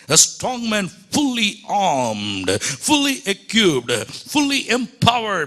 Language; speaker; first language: English; non-native, local second language; Tamil